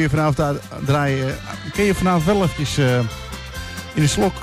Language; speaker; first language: Dutch; native; Dutch